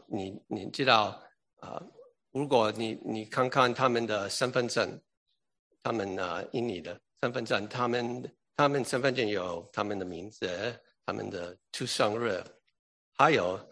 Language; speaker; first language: Chinese; early bilingual, heritage; English